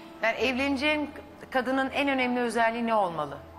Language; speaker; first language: Turkish; native; Turkish